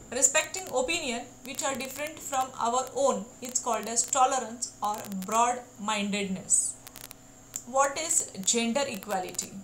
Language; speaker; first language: English; non-native, local second language; Marathi